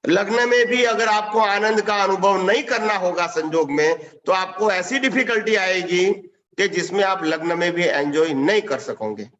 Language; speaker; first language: Hindi; non-native, local second language; Gujarati